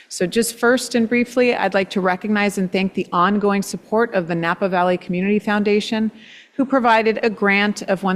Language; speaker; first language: English; native; English